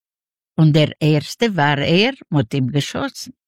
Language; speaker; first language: German; non-native, learner; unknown